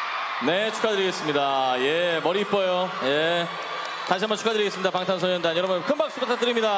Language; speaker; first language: Korean; native; Korean